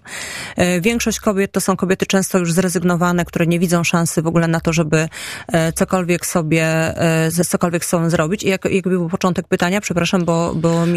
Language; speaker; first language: Polish; native; Polish